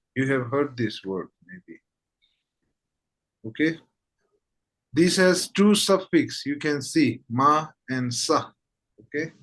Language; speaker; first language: English; non-native, fluent; Tibetan